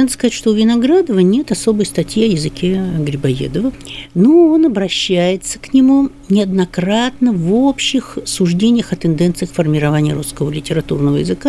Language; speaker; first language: Russian; native; Russian